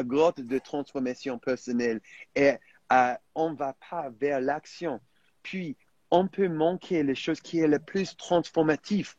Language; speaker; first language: French; non-native, fluent; English